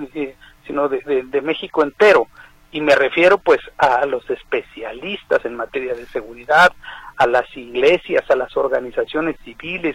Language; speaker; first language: Spanish; native; Spanish